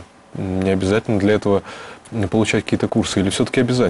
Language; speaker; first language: Russian; native; Russian